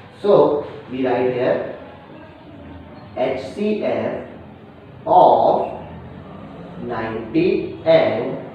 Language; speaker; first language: English; non-native, local second language; Hindi